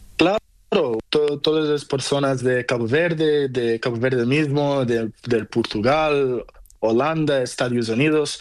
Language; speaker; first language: Spanish; non-native, learner; Portuguese